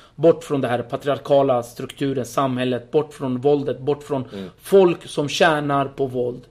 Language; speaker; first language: Swedish; early bilingual, other home language; Kurdish